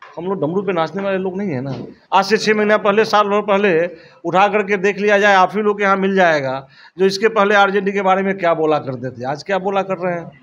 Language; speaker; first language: Hindi; native; Hindi